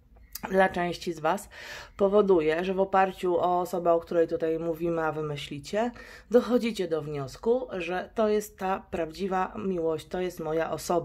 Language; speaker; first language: Polish; native; Polish